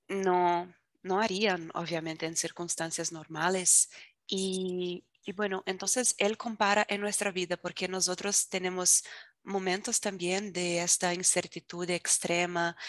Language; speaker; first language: Spanish; non-native, fluent; Portuguese